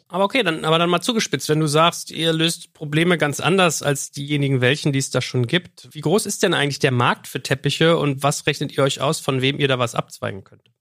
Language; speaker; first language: German; native; German